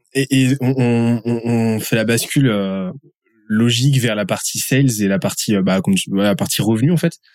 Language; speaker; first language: French; native; French